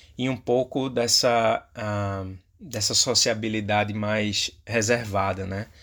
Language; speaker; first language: Portuguese; native; Portuguese